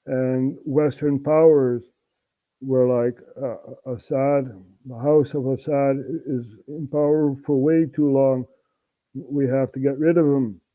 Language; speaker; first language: English; non-native, fluent; Dutch